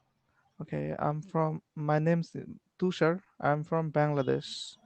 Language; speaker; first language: English; non-native, learner; Bangla